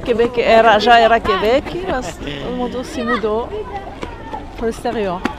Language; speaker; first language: Portuguese; non-native, fluent; French